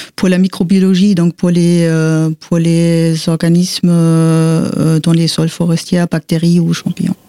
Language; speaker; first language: French; non-native, fluent; German